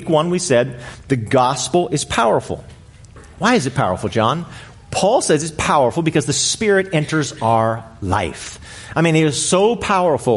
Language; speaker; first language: English; native; English